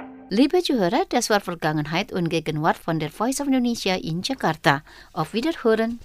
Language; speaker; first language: German; non-native, fluent; Indonesian